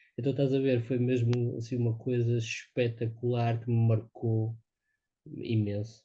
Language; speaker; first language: Portuguese; native; Portuguese